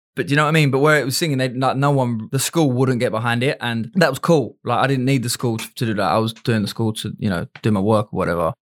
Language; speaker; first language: English; native; English